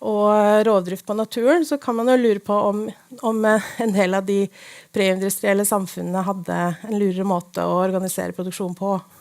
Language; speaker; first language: Norwegian; native; Norwegian